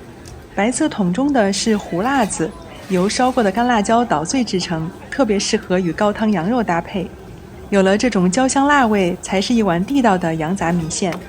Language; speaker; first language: Chinese; native; Chinese